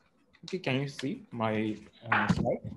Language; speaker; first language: English; non-native, learner; Japanese